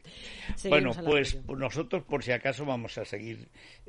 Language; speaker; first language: Spanish; native; Spanish